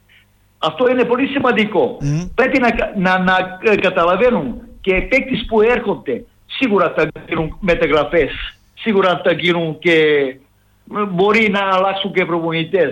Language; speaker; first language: Greek; non-native, fluent; Serbian